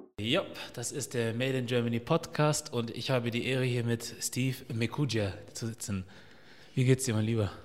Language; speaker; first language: German; early bilingual, other home language; Portuguese